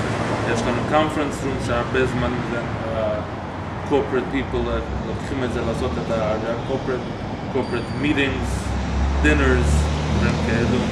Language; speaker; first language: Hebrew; non-native, fluent; English